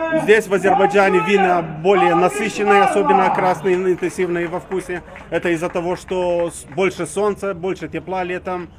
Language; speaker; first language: Russian; non-native, local second language; Azerbaijani